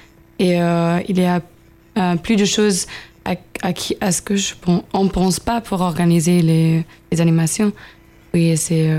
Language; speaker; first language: French; non-native, fluent; German